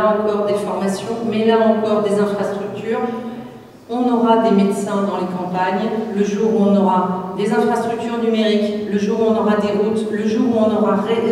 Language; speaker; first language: French; native; French